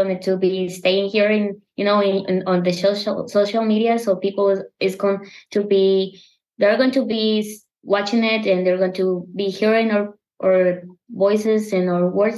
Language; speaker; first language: English; non-native, fluent; Spanish